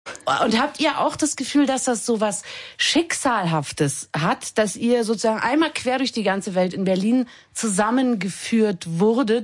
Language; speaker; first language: German; native; German